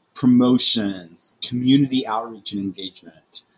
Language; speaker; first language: English; native; English